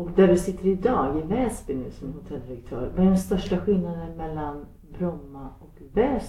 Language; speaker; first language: Swedish; native; Swedish